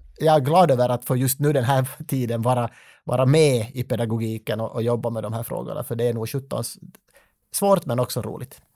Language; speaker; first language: Swedish; native; Swedish